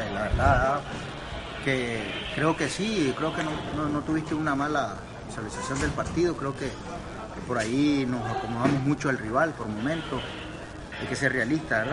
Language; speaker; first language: Spanish; native; Spanish